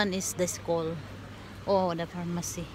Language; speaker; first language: English; non-native, local second language; Filipino